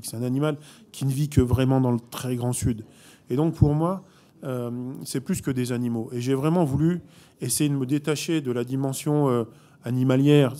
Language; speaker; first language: French; native; French